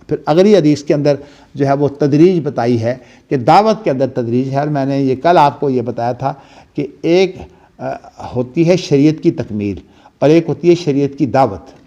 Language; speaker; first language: Urdu; non-native, local second language; Punjabi